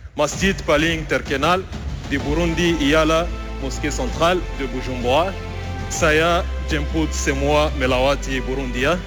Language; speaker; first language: Malay; non-native, fluent; Rundi